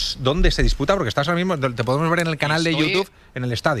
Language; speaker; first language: Spanish; native; Spanish